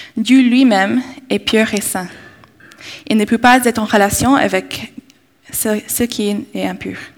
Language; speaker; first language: French; non-native, fluent; English